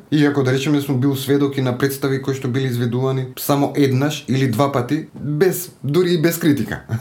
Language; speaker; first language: Macedonian; native; Macedonian